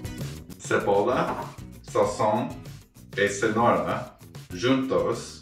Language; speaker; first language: Portuguese; non-native, learner; English